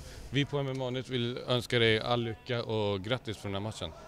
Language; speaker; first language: Swedish; native; Swedish